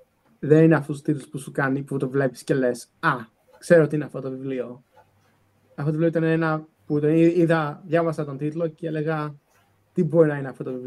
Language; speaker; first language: Greek; early bilingual, other home language; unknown